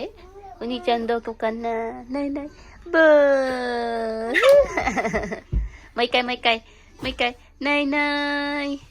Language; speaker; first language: Japanese; non-native, fluent; Filipino